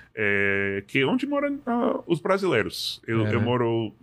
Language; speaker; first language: Portuguese; non-native, fluent; English